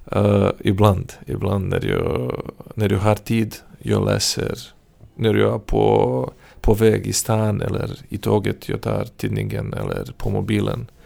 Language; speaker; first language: Swedish; non-native, fluent; Serbian